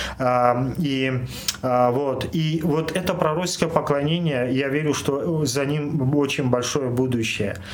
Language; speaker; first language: Russian; non-native, local second language; Armenian